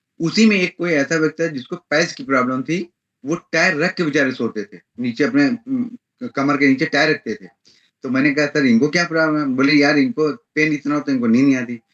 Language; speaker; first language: Hindi; native; Hindi